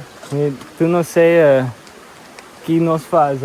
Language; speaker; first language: Portuguese; early bilingual, heritage; English